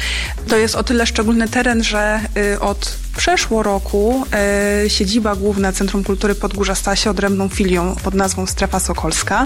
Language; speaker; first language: Polish; native; Polish